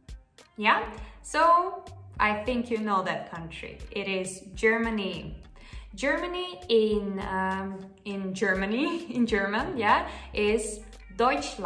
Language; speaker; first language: English; non-native, fluent; Russian